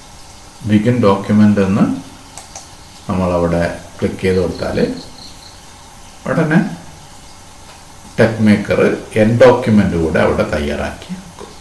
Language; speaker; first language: Malayalam; native; Malayalam